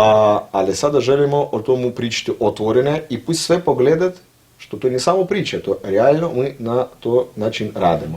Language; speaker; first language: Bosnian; non-native, learner; Russian